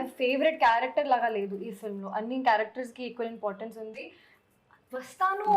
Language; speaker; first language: Telugu; non-native, learner; Hindi